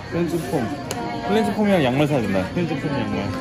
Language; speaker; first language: Korean; native; Korean